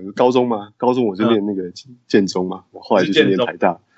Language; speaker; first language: Chinese; native; Chinese